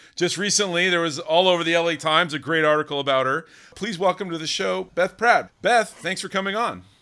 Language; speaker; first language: English; native; English